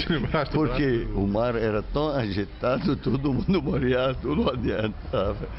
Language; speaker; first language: Portuguese; non-native, fluent; Arabic